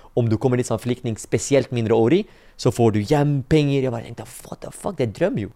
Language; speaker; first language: Norwegian; non-native, fluent; Arabic